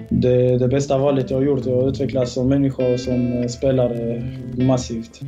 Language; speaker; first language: Swedish; early bilingual, other home language; Bosnian